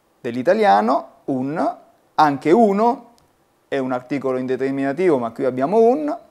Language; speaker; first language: Italian; native; Italian